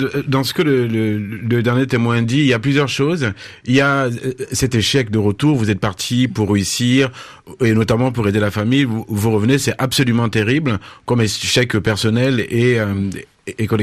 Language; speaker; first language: French; native; French